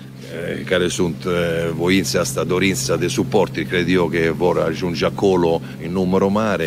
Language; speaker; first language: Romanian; non-native, fluent; Italian